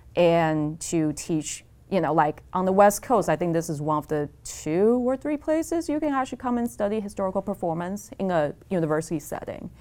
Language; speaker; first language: English; non-native, fluent; Chinese